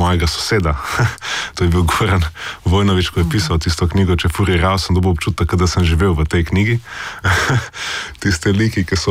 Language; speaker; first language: Slovenian; native; Slovenian